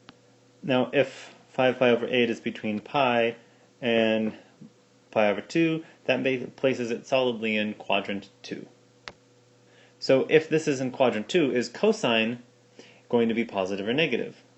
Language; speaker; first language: English; native; English